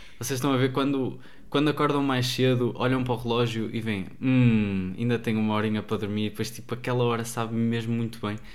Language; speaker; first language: Portuguese; native; Portuguese